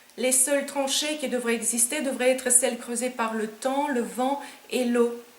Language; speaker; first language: French; non-native, fluent; Romanian